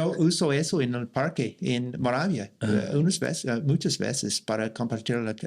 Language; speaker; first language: Spanish; non-native, learner; English